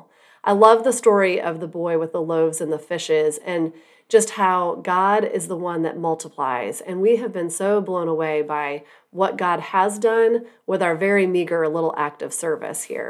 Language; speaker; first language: English; native; English